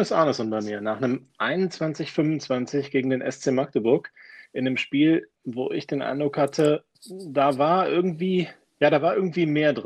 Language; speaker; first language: German; native; German